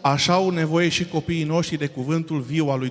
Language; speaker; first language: Romanian; non-native, fluent; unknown